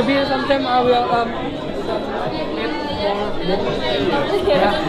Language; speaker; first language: English; non-native, learner; Indonesian